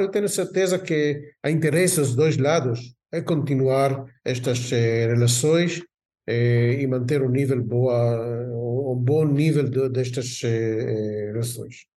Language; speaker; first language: Portuguese; non-native, fluent; Hebrew